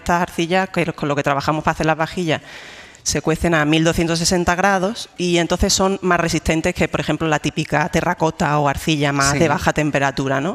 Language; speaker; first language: Spanish; native; Spanish